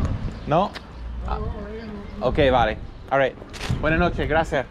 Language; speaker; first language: Spanish; native; Spanish